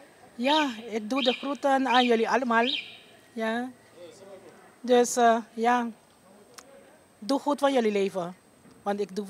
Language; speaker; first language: Dutch; non-native, local second language; Papiamento